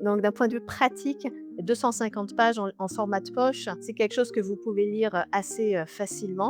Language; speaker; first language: French; native; French